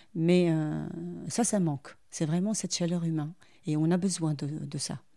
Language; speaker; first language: French; non-native, local second language; Arabic